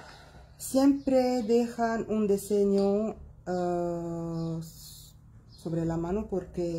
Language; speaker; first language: Spanish; non-native, fluent; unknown